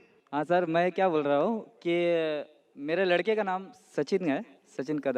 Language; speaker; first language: Hindi; non-native, local second language; Marathi